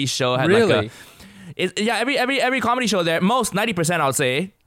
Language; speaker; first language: English; non-native, local second language; Cantonese